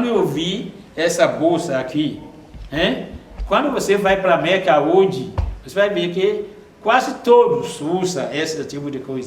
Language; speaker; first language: Portuguese; non-native, fluent; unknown